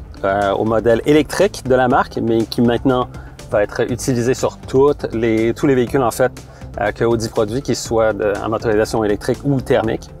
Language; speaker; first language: French; native; French